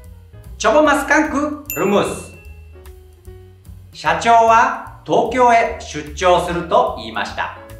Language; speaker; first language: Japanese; non-native, fluent; Indonesian